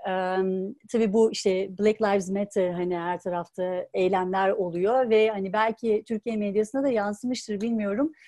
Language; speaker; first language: Turkish; native; Turkish